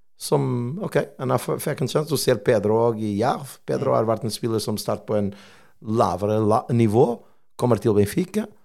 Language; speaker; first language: Norwegian; non-native, fluent; Portuguese